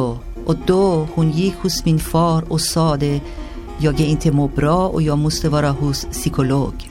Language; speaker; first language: Swedish; non-native, fluent; Persian